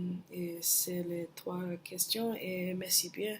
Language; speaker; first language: French; non-native, learner; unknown